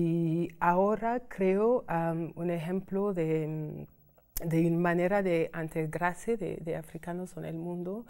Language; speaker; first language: Spanish; non-native, fluent; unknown